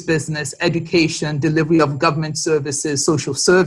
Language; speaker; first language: English; non-native, local second language; Yoruba